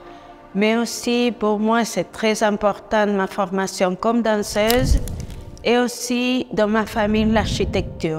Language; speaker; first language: French; non-native, fluent; Spanish